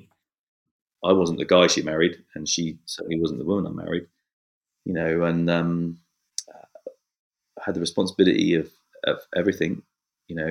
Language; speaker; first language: English; native; English